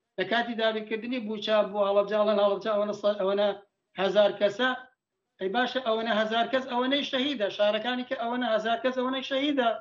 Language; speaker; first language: Central Kurdish; native; Central Kurdish